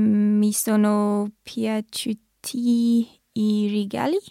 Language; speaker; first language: Italian; non-native, learner; English